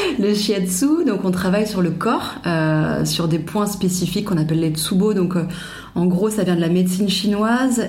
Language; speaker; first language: French; native; French